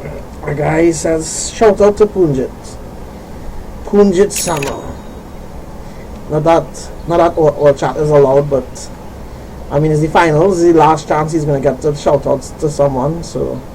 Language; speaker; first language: English; native; English